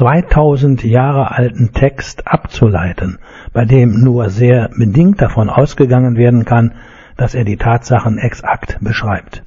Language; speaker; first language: German; native; German